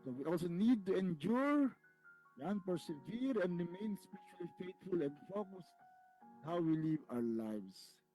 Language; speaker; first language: English; non-native, local second language; Filipino